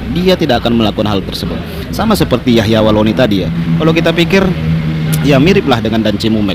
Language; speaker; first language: Indonesian; native; Indonesian